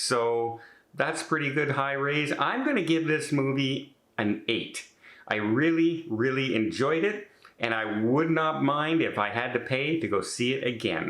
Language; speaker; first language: English; native; English